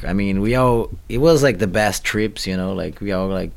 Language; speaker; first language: English; non-native, fluent; Portuguese